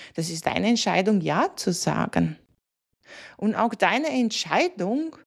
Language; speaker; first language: German; non-native, fluent; Latvian